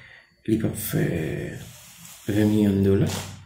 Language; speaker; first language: French; non-native, local second language; Haitian Creole